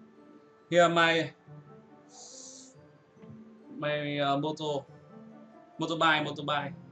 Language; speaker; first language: English; non-native, learner; Vietnamese